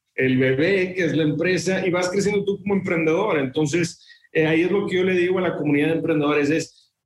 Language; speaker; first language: Spanish; native; Spanish